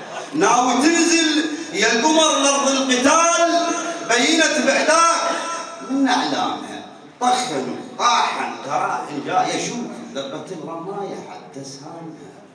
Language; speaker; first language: Arabic; native; Arabic